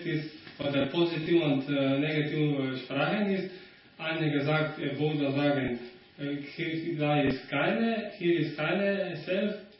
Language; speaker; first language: German; non-native, learner; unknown